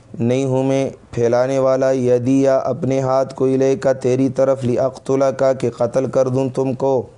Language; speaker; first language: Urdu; non-native, local second language; Pashto